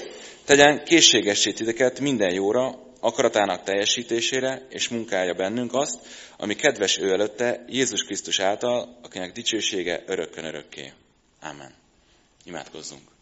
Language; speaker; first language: Hungarian; native; Hungarian